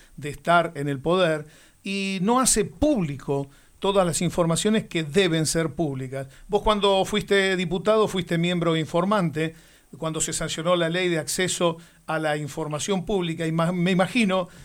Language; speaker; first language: Spanish; native; Spanish